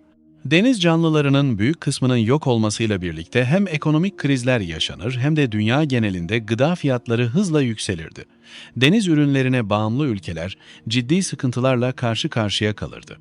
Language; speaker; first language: Turkish; native; Turkish